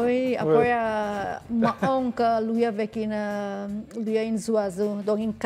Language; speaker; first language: French; non-native, learner; English